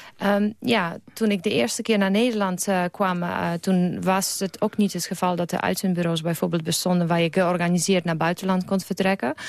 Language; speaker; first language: Dutch; non-native, fluent; Polish